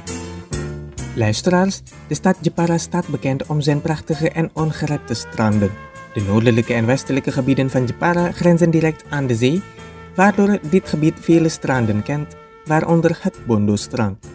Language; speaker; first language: Dutch; non-native, fluent; Indonesian